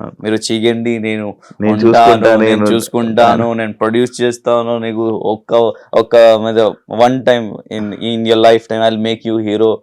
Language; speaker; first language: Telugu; non-native, learner; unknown